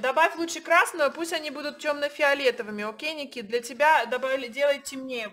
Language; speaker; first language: Russian; native; Russian